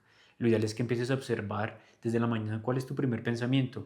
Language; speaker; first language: Spanish; native; Spanish